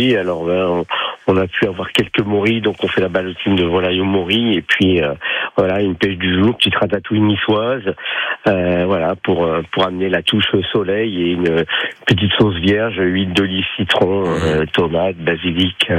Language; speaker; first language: French; native; French